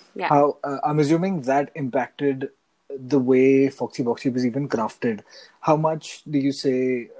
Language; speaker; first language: English; non-native, local second language; Hindi